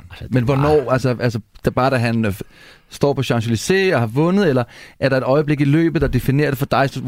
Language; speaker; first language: Danish; native; Danish